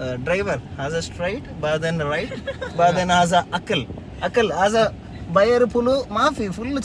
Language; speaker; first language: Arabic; non-native, learner; Urdu